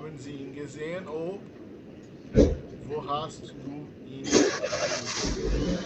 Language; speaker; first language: German; non-native, fluent; Portuguese